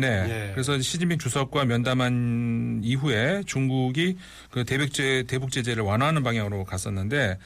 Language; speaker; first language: Korean; native; Korean